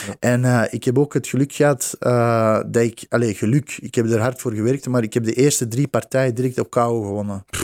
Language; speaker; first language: Dutch; early bilingual, other home language; Bosnian